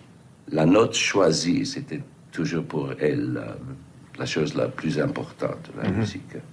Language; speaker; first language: French; non-native, fluent; English